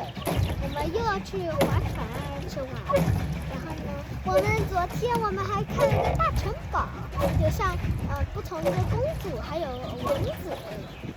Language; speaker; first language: Chinese; early bilingual, heritage; Chinese